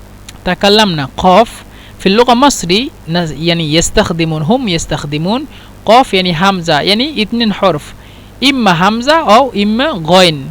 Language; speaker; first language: Arabic; non-native, fluent; Bangla